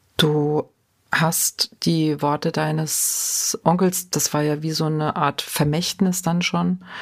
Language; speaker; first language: German; native; German